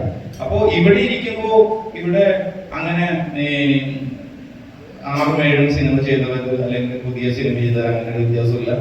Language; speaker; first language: Malayalam; native; Malayalam